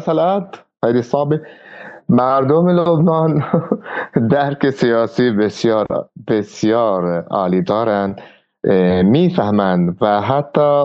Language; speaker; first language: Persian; non-native, fluent; Arabic